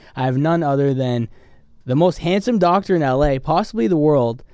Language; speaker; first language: English; native; English